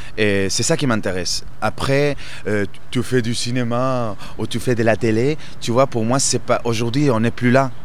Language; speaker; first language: French; non-native, fluent; Spanish